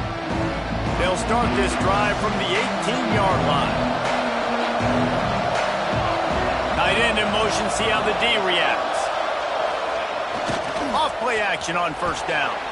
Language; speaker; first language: English; native; English